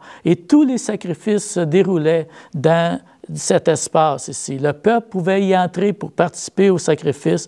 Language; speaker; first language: French; native; French